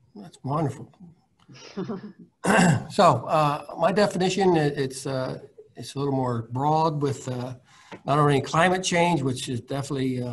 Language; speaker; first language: English; native; English